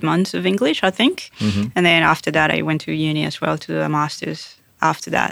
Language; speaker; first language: English; non-native, fluent; Spanish